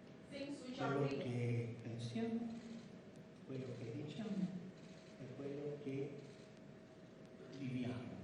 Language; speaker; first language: Italian; non-native, fluent; Spanish